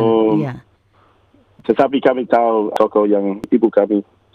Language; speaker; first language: Indonesian; non-native, learner; English